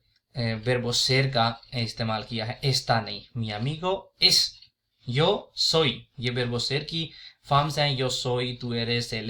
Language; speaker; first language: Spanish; non-native, fluent; Urdu